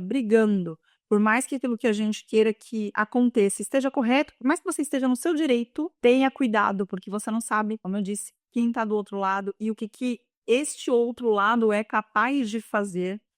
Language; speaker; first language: Portuguese; native; Portuguese